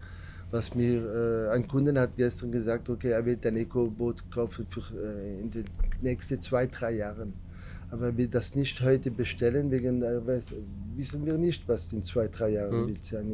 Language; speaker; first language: German; non-native, learner; French